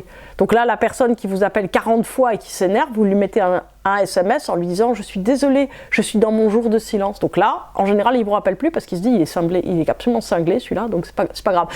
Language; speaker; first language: French; native; French